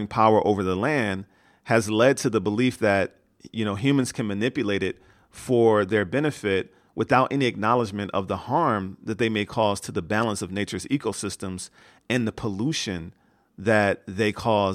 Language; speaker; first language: English; native; English